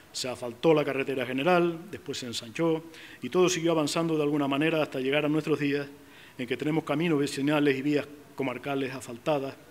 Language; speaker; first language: Spanish; native; Spanish